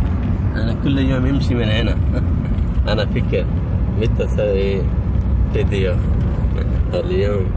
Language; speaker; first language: Arabic; non-native, learner; Urdu